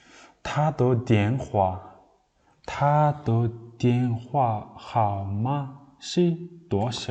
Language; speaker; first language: Chinese; non-native, learner; Mongolian